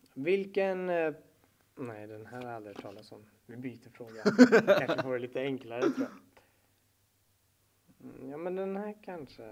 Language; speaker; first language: Swedish; native; Swedish